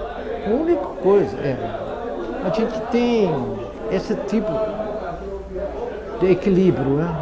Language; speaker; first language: Portuguese; non-native, fluent; Dutch